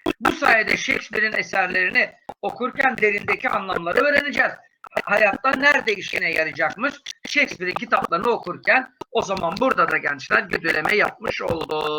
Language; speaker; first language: Turkish; native; Turkish